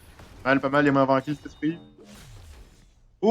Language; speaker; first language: French; native; French